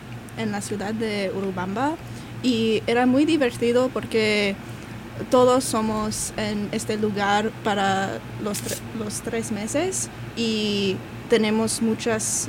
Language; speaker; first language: Spanish; non-native, learner; English